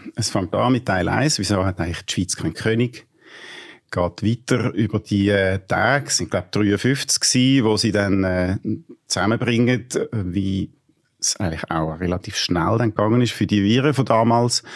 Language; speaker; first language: German; native; German